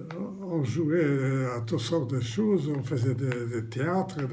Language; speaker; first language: French; non-native, fluent; Romanian